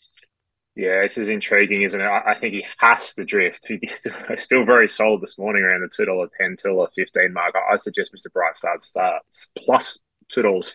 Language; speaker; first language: English; native; English